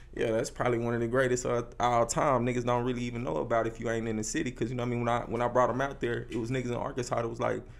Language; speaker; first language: English; native; English